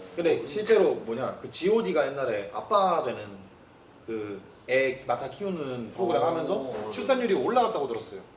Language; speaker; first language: Korean; early bilingual, heritage; Korean